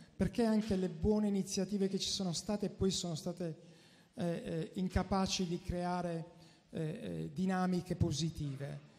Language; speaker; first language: Italian; native; Italian